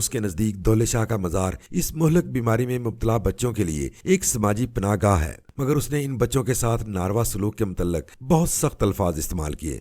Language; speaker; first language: Urdu; native; Urdu